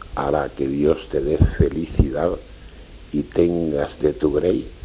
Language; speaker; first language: Spanish; non-native, local second language; Catalan